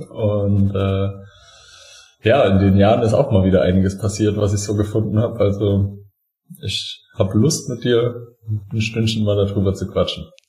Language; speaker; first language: German; native; German